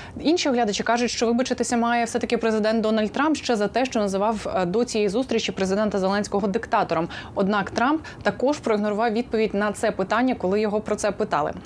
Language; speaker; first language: Ukrainian; native; Ukrainian